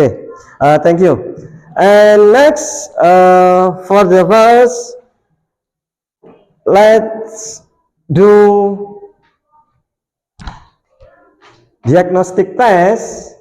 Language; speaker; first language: English; non-native, learner; Indonesian